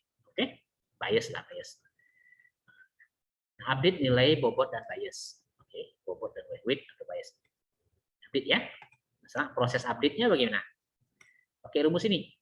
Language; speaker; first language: Indonesian; native; Indonesian